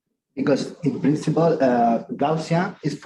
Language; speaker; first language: English; non-native, fluent; Spanish